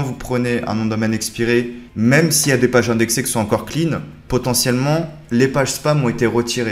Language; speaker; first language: French; native; French